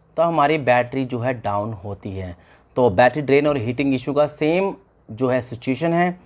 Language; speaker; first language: Hindi; native; Hindi